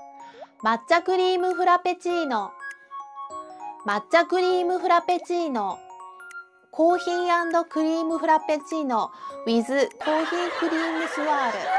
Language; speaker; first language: Japanese; native; Japanese